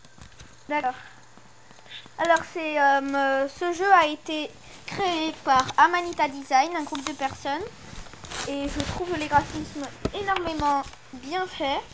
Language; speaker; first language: French; native; French